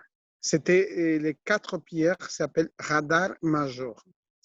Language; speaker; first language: French; non-native, fluent; Spanish